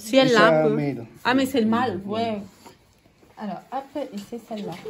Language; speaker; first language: French; native; French